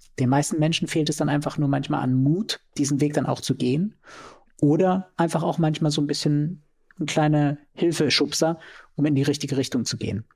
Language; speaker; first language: German; native; German